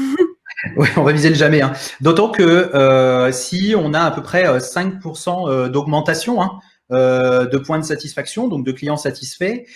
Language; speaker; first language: French; native; French